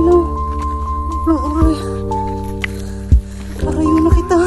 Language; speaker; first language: Filipino; non-native, local second language; Bikol